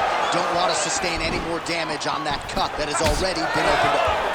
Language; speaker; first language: English; native; English